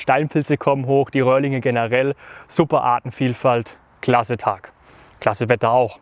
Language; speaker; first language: German; native; German